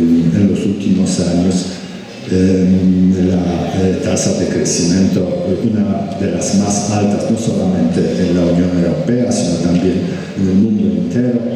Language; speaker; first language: Spanish; non-native, fluent; Polish